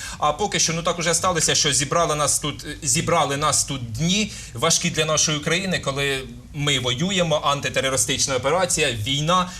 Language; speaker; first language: Ukrainian; native; Ukrainian